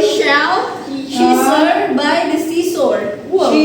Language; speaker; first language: English; non-native, learner; Indonesian